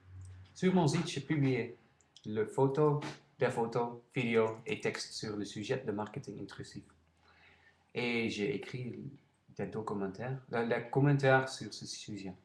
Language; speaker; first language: French; non-native, learner; Dutch